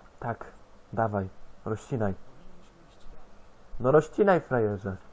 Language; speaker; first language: Polish; native; Polish